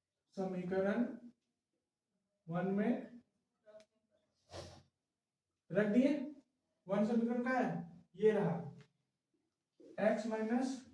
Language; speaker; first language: Hindi; native; Hindi